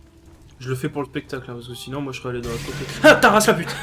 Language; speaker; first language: French; native; French